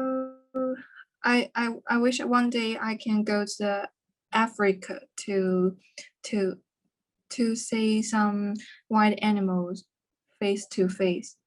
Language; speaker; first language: English; non-native, learner; Chinese